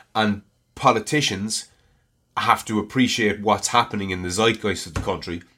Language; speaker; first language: English; native; English